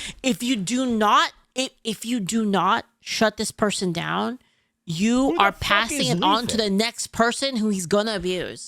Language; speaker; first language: English; native; English